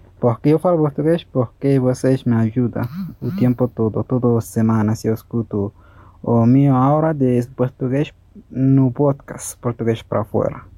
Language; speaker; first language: Portuguese; non-native, learner; Arabic